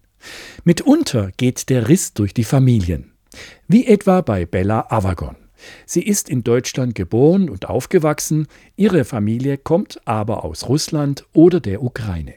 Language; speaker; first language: German; native; German